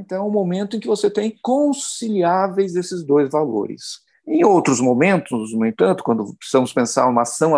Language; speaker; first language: Portuguese; native; Portuguese